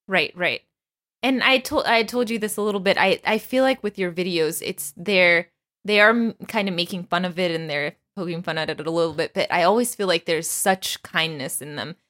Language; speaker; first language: English; early bilingual, other home language; Persian